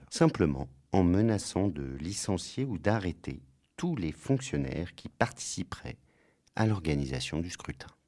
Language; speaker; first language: French; native; French